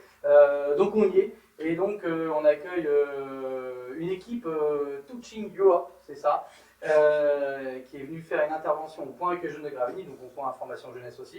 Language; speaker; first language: French; native; French